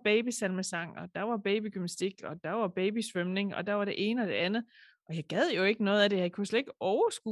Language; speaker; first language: Danish; native; Danish